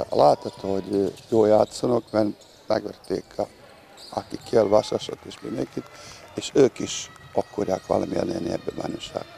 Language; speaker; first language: Hungarian; non-native, learner; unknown